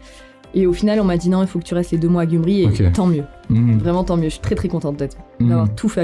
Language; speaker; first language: French; native; French